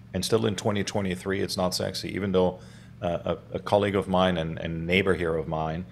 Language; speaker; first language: English; non-native, fluent; German